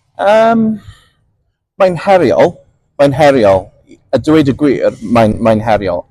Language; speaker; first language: Welsh; non-native, local second language; English